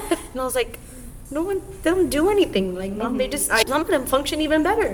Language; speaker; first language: English; early bilingual, other home language; Spanish